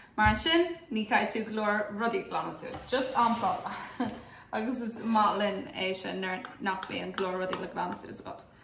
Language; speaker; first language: Irish; non-native, local second language; English